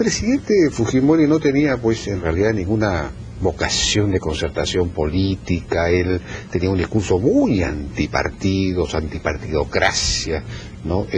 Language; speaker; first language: Spanish; native; Spanish